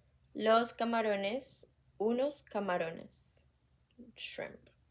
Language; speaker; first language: Spanish; non-native, fluent; English